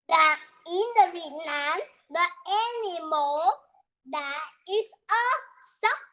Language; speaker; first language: English; non-native, learner; Vietnamese